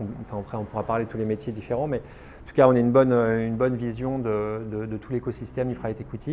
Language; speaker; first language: French; native; French